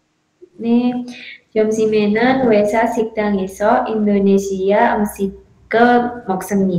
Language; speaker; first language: Korean; non-native, learner; Indonesian